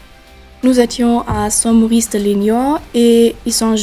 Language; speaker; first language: French; non-native, learner; German